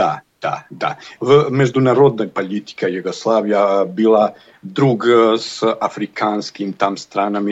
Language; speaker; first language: Russian; non-native, learner; Bosnian